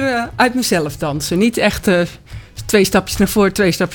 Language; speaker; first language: Dutch; native; Dutch